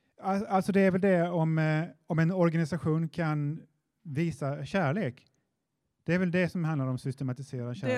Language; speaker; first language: Swedish; native; Swedish